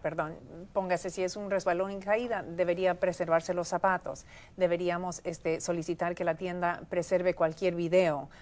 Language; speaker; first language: Spanish; native; Spanish